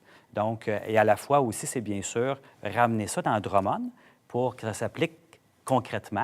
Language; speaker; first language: French; native; French